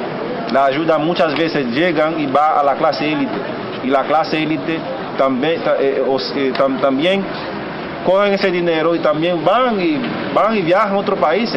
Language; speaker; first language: Spanish; non-native, fluent; Haitian Creole